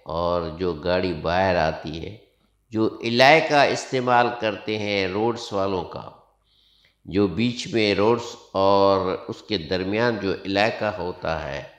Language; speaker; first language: Urdu; non-native, local second language; Sindhi